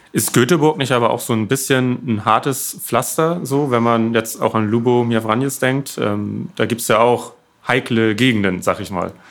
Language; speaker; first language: German; native; German